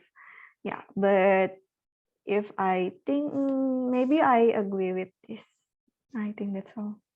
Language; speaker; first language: English; non-native, learner; Indonesian